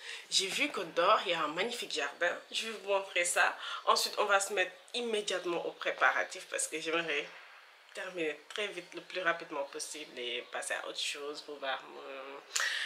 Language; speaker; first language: French; non-native, local second language; Wolof